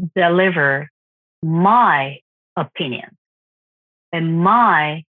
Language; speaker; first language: English; non-native, fluent; Japanese